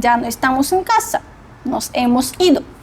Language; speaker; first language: Spanish; non-native, fluent; Russian